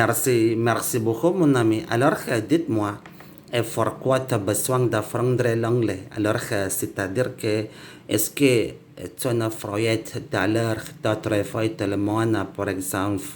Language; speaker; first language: French; non-native, learner; Indonesian